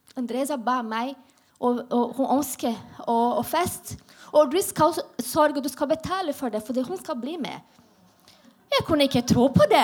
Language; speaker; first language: Norwegian; non-native, learner; Portuguese